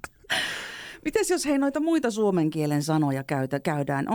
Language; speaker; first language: Finnish; native; Finnish